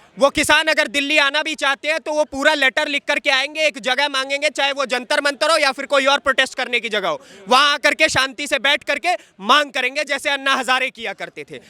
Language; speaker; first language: Hindi; native; Hindi